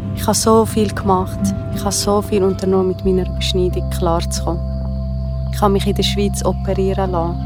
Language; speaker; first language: German; non-native, fluent; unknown